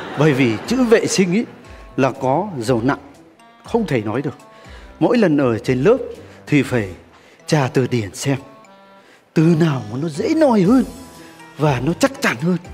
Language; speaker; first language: Vietnamese; non-native, fluent; Turkish